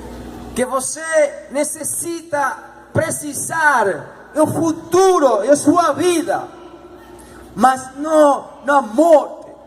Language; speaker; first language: Portuguese; non-native, learner; Spanish